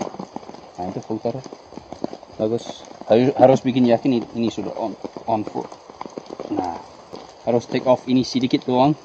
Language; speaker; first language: Indonesian; non-native, fluent; English